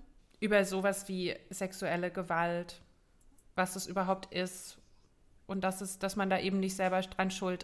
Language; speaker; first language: German; native; German